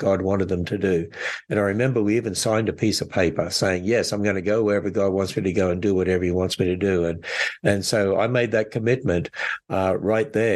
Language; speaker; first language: English; native; English